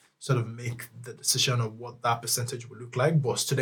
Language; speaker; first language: English; non-native, local second language; Yoruba